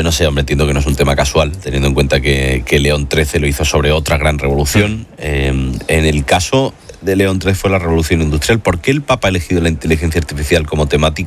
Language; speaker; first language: Spanish; native; Spanish